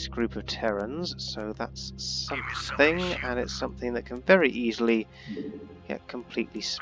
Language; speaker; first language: English; native; English